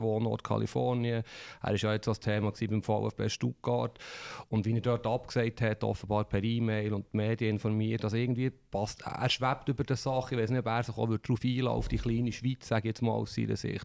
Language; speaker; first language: German; native; German